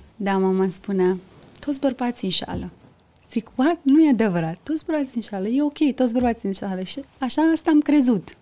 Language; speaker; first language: Romanian; early bilingual, heritage; Romanian